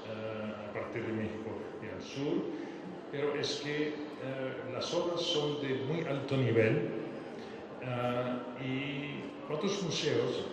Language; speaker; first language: Spanish; non-native, fluent; French